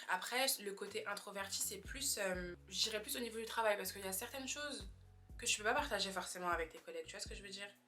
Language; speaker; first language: French; native; French